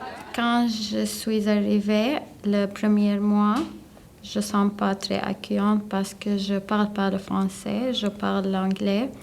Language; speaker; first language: French; non-native, learner; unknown